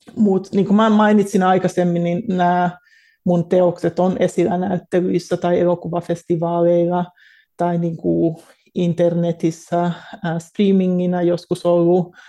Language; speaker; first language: Finnish; early bilingual, heritage; Finnish